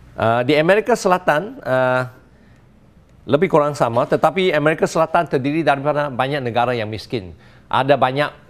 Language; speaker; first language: Malay; non-native, local second language; Chinese